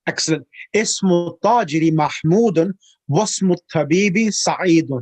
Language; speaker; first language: Arabic; non-native, fluent; English